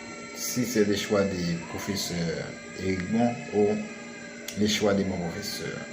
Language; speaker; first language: French; non-native, learner; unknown